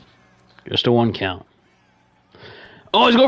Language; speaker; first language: English; native; English